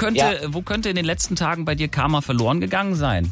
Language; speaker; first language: German; native; German